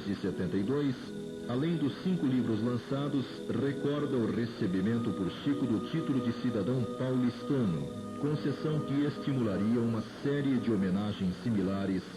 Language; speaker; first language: Portuguese; native; Portuguese